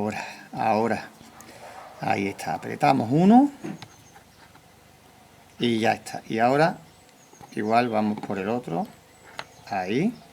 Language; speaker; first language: Spanish; native; Spanish